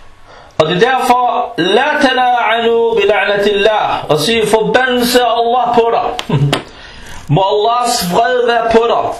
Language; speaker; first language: Danish; early bilingual, other home language; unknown